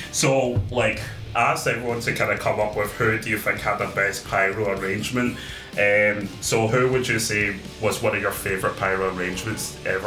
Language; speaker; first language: English; native; English